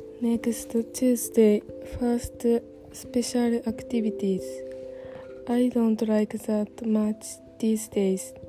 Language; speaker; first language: English; non-native, learner; Japanese